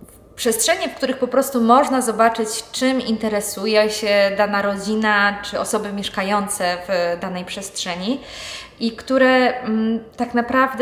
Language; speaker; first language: Polish; native; Polish